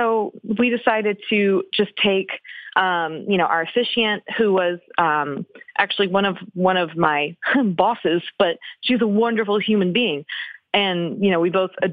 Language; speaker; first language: English; native; English